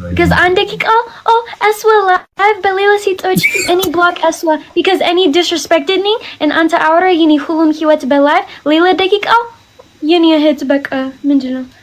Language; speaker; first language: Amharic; early bilingual, heritage; Amharic